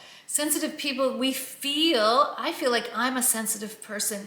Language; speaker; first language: English; native; English